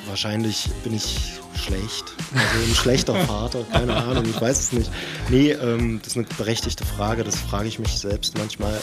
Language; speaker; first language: German; native; German